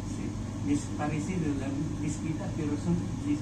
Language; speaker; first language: Spanish; non-native, learner; Filipino